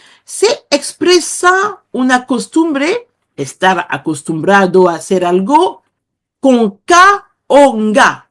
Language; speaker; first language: Spanish; non-native, fluent; Kongo